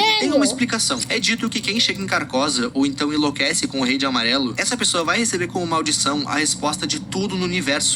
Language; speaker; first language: Portuguese; native; Portuguese